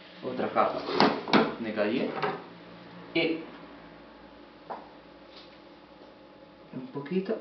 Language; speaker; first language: Spanish; non-native, fluent; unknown